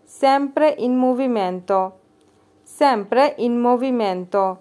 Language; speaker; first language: Italian; non-native, learner; Bangla